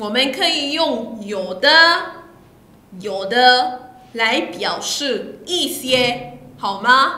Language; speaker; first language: Chinese; non-native, fluent; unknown